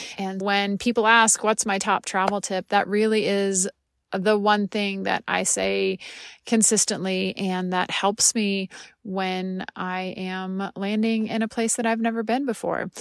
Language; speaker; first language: English; native; English